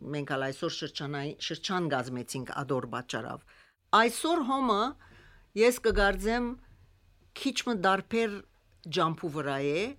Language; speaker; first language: Armenian; early bilingual, heritage; Armenian